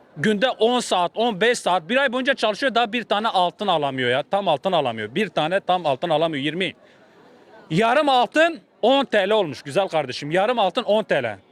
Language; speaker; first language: Turkish; native; Turkish